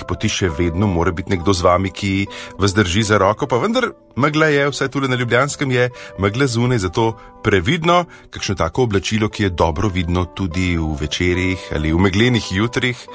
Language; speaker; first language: Slovenian; native; Slovenian